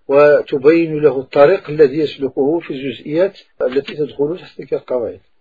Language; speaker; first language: Arabic; native; Arabic